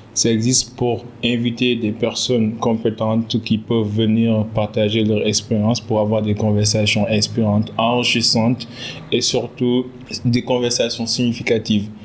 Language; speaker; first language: French; non-native, local second language; Wolof